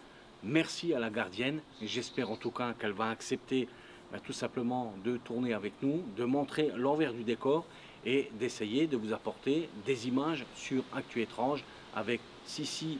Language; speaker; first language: French; native; French